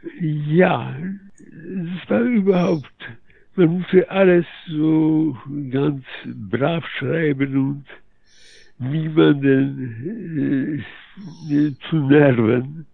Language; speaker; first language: German; early bilingual, heritage; Polish